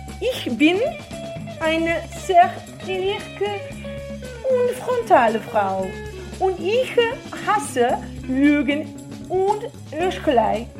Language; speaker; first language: German; non-native, learner; Portuguese